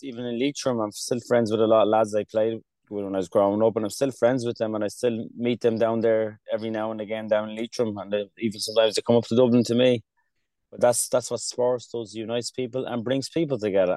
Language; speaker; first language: English; early bilingual, other home language; Kurdish